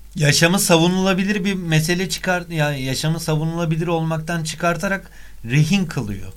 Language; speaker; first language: Turkish; native; Turkish